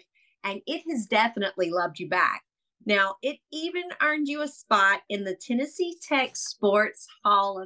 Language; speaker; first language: English; native; English